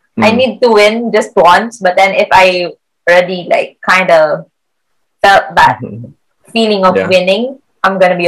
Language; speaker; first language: English; non-native, local second language; Filipino